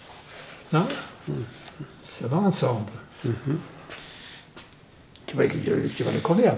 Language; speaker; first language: French; non-native, fluent; English